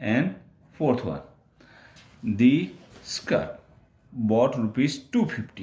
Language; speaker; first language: English; non-native, local second language; Gujarati